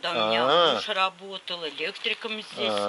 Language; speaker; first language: Russian; native; Russian